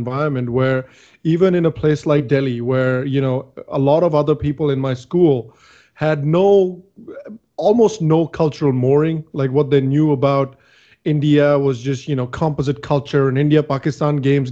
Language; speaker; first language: English; non-native, local second language; Hindi